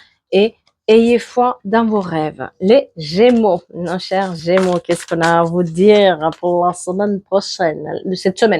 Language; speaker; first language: French; native; French